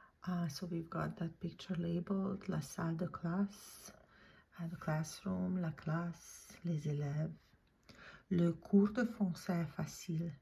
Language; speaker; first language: French; non-native, fluent; English